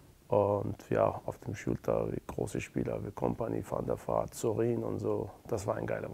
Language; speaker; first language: German; non-native, learner; Persian